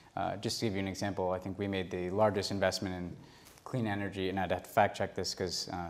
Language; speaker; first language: English; native; English